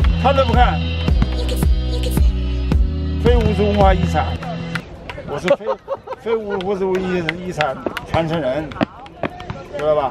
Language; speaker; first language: Chinese; native; Chinese